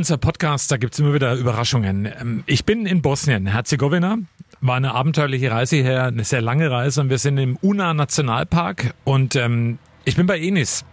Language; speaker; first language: German; native; German